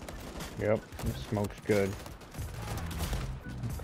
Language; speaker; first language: English; native; English